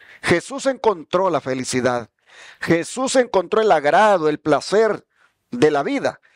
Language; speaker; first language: Spanish; native; Spanish